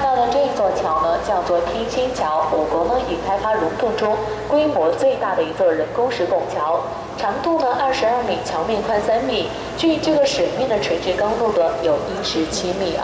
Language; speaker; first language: Chinese; native; Chinese